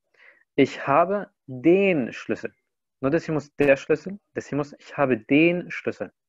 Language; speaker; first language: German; non-native, fluent; Spanish